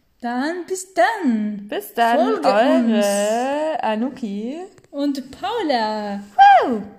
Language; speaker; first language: German; non-native, learner; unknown